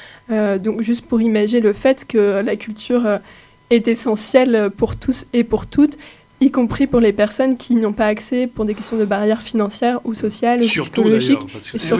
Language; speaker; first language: French; native; French